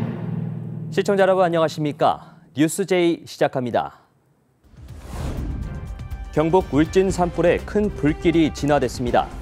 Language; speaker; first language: Korean; native; Korean